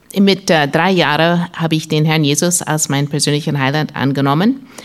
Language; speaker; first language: German; non-native, learner; English